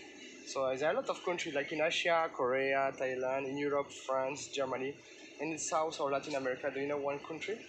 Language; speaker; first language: English; non-native, fluent; French